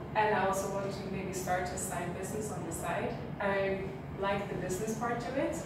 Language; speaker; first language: English; non-native, fluent; Swedish